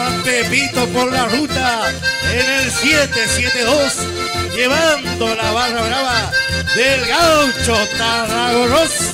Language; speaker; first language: Spanish; native; Spanish